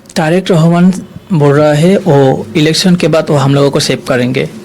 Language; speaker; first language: Hindi; non-native, learner; Bangla